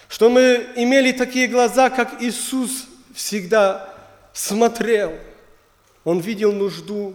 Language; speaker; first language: Russian; non-native, learner; German